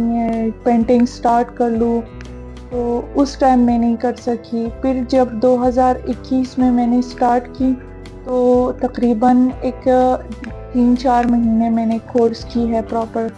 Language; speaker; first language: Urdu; non-native, fluent; Persian